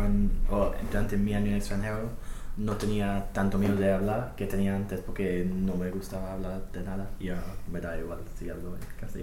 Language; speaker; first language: Spanish; non-native, fluent; English